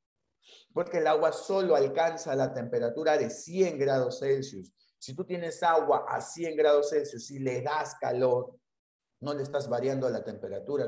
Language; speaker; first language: Spanish; native; Spanish